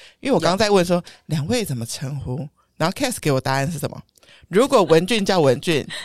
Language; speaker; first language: Chinese; native; Chinese